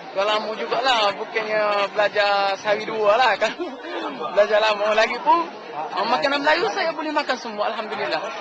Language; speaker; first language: Malay; non-native, fluent; Arabic